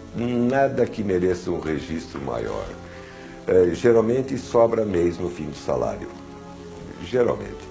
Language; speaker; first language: Portuguese; early bilingual, other home language; German